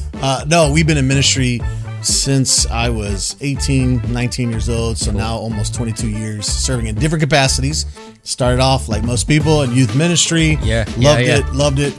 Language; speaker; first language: English; native; English